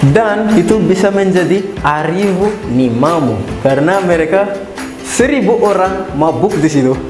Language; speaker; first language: Malay; non-native, fluent; Malagasy